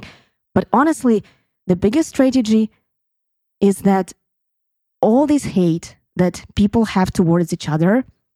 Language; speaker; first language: English; non-native, fluent; Russian